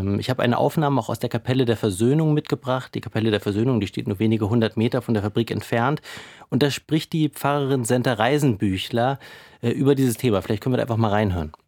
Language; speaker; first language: German; native; German